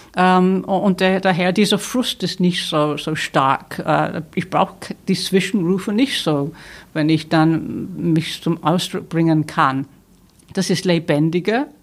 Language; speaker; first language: German; non-native, fluent; English